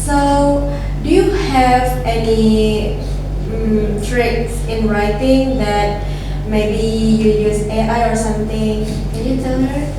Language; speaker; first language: English; non-native, learner; Indonesian